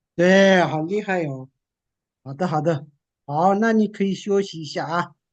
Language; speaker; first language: Chinese; non-native, local second language; Tibetan